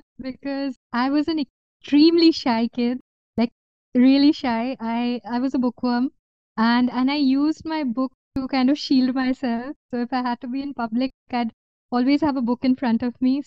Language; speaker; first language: English; non-native, local second language; Bangla